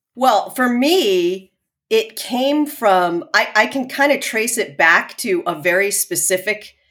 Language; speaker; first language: English; early bilingual, other home language; Chinese